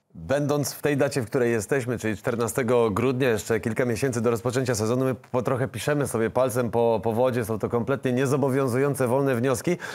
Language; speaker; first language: Polish; native; Polish